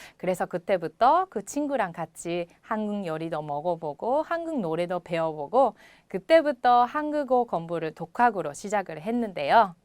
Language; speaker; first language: Korean; non-native, fluent; Japanese